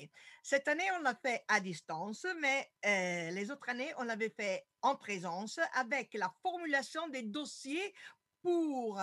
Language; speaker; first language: French; non-native, fluent; Italian